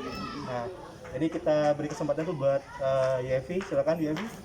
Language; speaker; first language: Indonesian; native; Indonesian